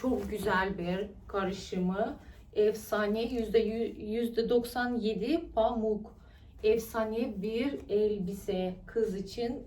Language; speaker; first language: Turkish; non-native, fluent; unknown